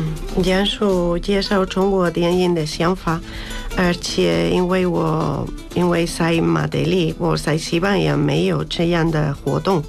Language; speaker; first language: Chinese; non-native, learner; Spanish